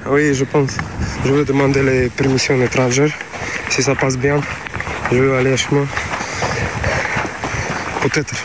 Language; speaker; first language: French; non-native, learner; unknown